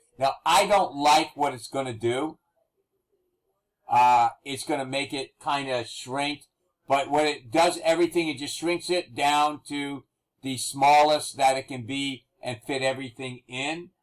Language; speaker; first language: English; native; English